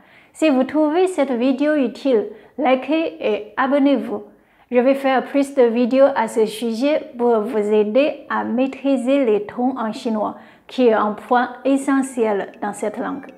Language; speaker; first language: French; non-native, fluent; Chinese